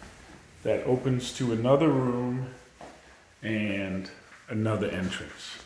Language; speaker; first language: English; native; English